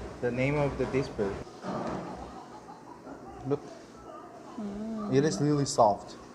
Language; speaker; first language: English; non-native, learner; Korean